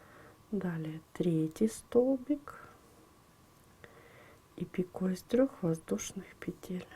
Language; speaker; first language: Russian; native; Russian